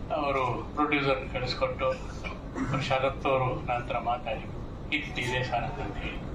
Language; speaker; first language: Kannada; native; Kannada